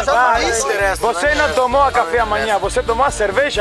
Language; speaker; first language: Portuguese; non-native, learner; Spanish